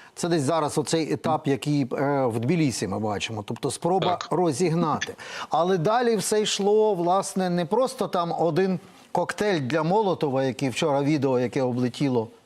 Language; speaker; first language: Ukrainian; native; Ukrainian